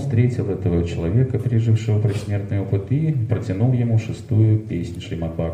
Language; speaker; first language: Russian; native; Russian